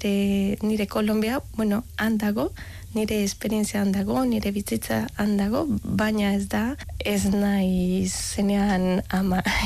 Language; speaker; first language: Basque; non-native, learner; Spanish